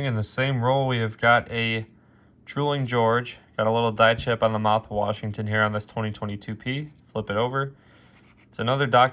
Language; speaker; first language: English; native; English